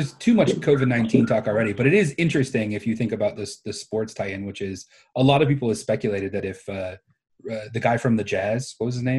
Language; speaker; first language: English; native; English